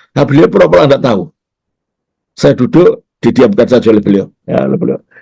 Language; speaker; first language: Indonesian; native; Indonesian